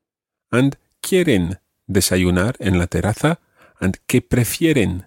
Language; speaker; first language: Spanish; non-native, fluent; English